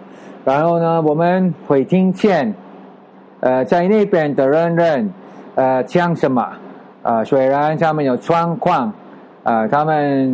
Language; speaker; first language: Chinese; non-native, fluent; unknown